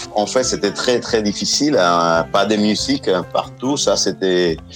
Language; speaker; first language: French; non-native, fluent; Spanish